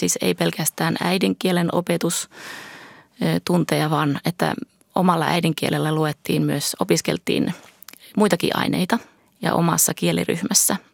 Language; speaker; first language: Finnish; early bilingual, heritage; Finnish